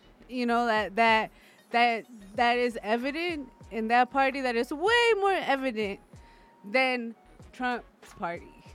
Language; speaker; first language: English; native; English